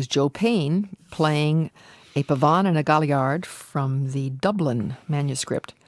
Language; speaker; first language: English; native; English